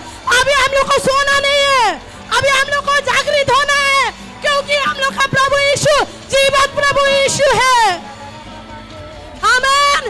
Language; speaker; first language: Hindi; non-native, local second language; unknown